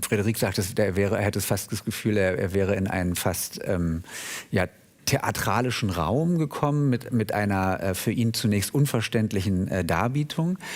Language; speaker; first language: German; native; German